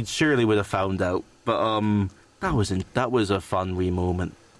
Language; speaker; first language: English; native; English